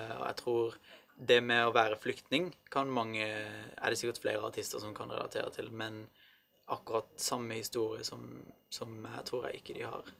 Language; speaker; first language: Norwegian; early bilingual, other home language; Arabic